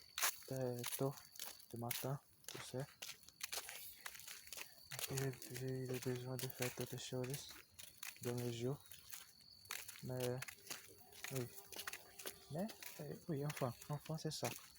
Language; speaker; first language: French; non-native, learner; Portuguese